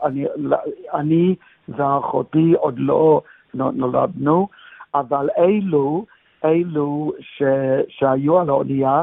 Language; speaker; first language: Hebrew; non-native, fluent; English